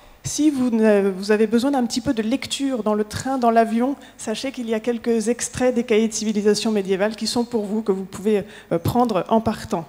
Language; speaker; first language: French; native; French